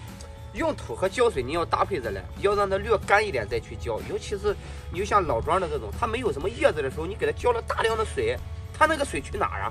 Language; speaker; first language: Chinese; native; Chinese